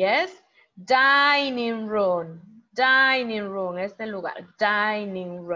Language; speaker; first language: English; non-native, fluent; Spanish